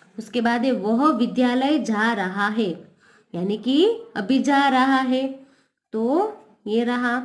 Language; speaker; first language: Hindi; non-native, local second language; Gujarati